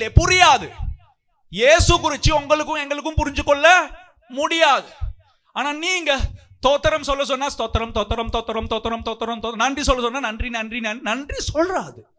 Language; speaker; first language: Tamil; non-native, local second language; Sinhala